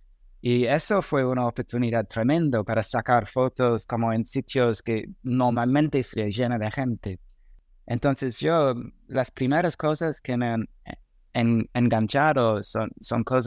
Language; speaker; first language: Spanish; non-native, fluent; English